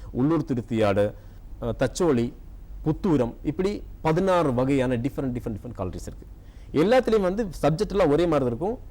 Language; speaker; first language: Tamil; non-native, local second language; Malayalam